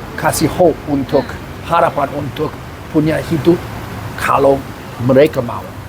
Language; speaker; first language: Indonesian; non-native, learner; English